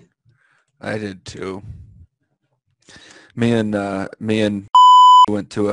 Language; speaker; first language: English; native; English